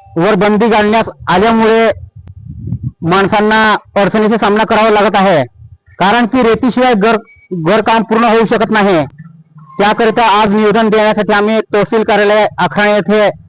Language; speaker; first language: Marathi; non-native, local second language; Bhili